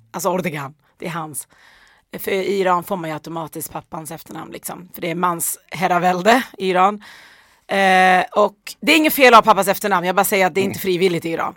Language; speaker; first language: Swedish; early bilingual, other home language; Persian